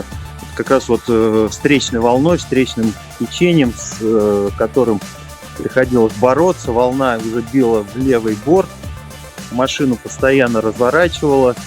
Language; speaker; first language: Russian; native; Russian